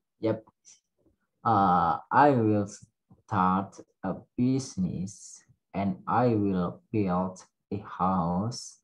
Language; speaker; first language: English; non-native, learner; Indonesian